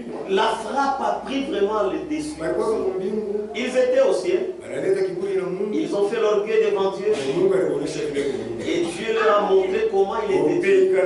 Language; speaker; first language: French; non-native, local second language; Swahili